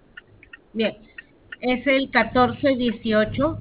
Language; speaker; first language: Spanish; native; Spanish